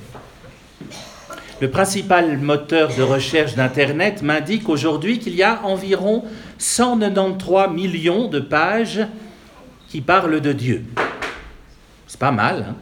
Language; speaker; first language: French; native; French